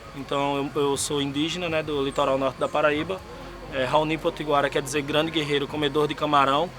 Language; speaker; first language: Portuguese; native; Portuguese